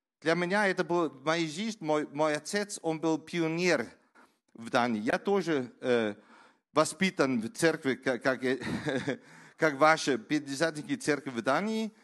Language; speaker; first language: Russian; non-native, learner; Danish